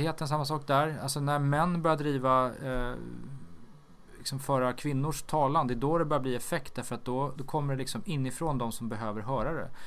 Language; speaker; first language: Swedish; native; Swedish